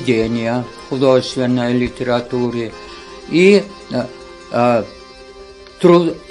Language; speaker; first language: Russian; non-native, local second language; Chechen